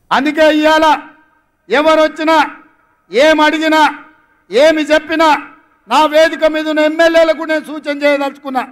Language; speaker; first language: Telugu; native; Telugu